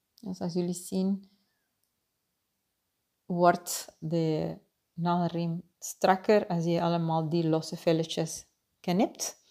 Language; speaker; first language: Dutch; non-native, fluent; Spanish